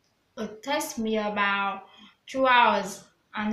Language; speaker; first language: English; non-native, learner; Vietnamese